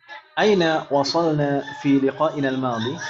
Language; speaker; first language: Arabic; non-native, fluent; Indonesian